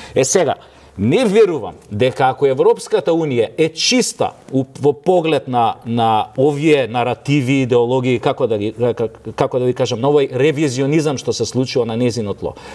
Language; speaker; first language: Macedonian; native; Macedonian